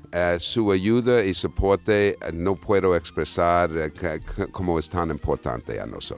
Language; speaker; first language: Spanish; non-native, fluent; English